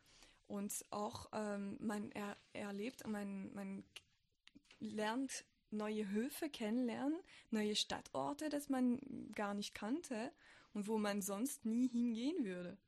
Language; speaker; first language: German; non-native, fluent; French